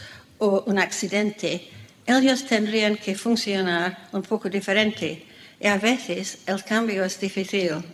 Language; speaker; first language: Spanish; non-native, fluent; English